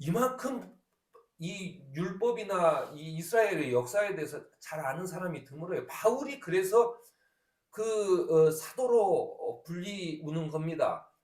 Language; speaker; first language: Korean; native; Korean